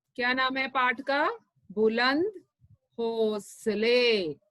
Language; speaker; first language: Hindi; non-native, local second language; Malayalam